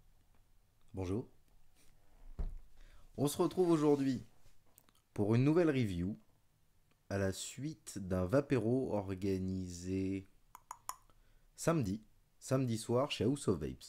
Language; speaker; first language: French; native; French